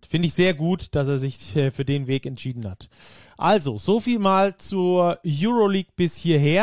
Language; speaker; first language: German; native; German